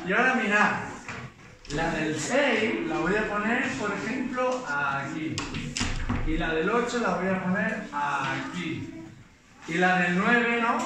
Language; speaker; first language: Spanish; native; Spanish